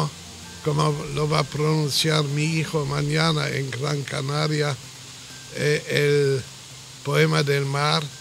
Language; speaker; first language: Spanish; non-native, fluent; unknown